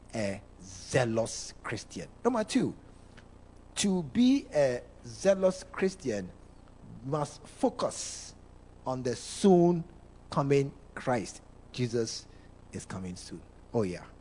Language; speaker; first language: English; non-native, local second language; Akan